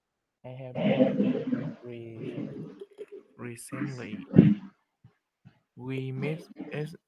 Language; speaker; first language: English; non-native, learner; Vietnamese